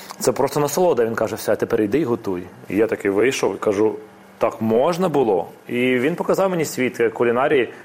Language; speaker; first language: Ukrainian; non-native, local second language; Russian